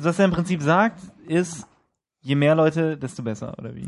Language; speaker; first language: German; native; German